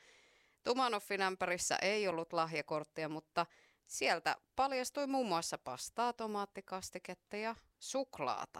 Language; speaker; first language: Finnish; native; Finnish